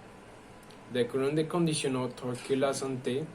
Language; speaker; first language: French; non-native, learner; Spanish